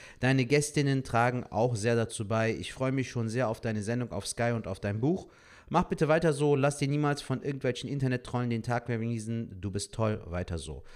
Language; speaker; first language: German; native; German